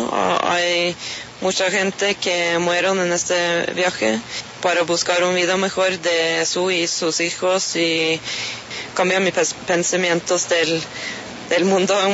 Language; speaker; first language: Spanish; non-native, learner; Norwegian